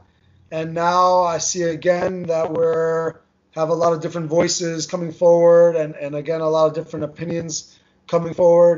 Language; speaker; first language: English; early bilingual, other home language; Armenian